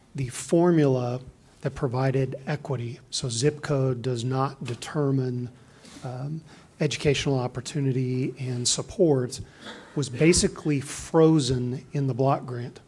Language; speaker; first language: English; native; English